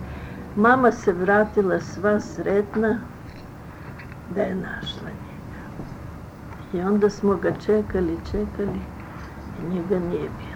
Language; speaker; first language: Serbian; early bilingual, other home language; Russian